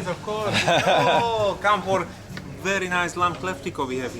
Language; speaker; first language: English; non-native, learner; Greek